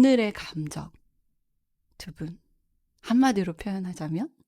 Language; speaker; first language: Korean; native; Korean